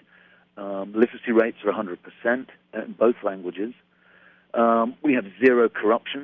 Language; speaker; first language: English; native; English